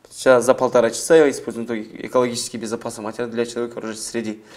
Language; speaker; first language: Russian; non-native, local second language; Kazakh